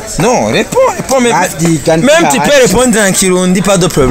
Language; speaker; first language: French; non-native, learner; Rundi